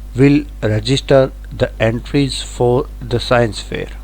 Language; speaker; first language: English; non-native, local second language; Gujarati